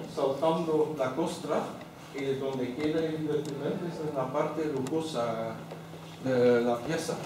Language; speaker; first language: Spanish; non-native, fluent; Dutch